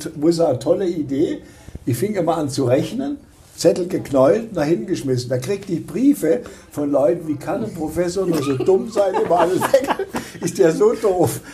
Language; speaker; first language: German; native; German